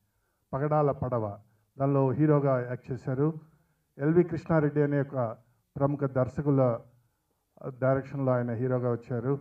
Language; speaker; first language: Telugu; native; Telugu